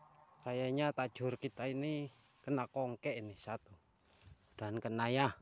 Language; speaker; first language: Indonesian; native; Indonesian